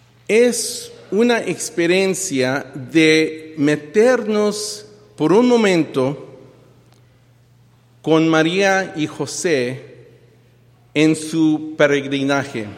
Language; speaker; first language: Spanish; early bilingual, heritage; Spanish